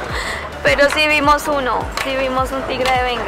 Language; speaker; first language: Spanish; native; Spanish